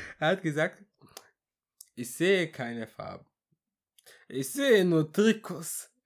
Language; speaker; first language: German; early bilingual, other home language; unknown